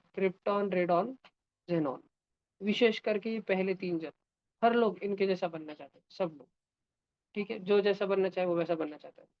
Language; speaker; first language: Hindi; non-native, local second language; Marathi